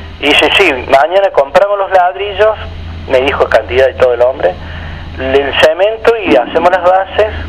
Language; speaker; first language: Spanish; native; Spanish